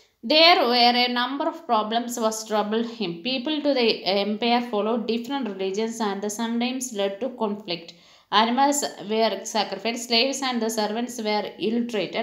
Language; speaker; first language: English; non-native, local second language; Malayalam